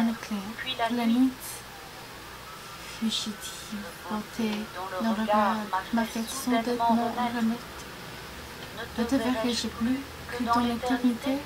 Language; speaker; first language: French; non-native, learner; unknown